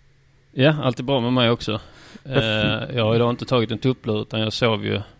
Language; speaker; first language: Swedish; native; Swedish